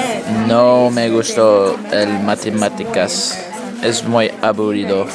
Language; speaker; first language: Spanish; non-native, learner; English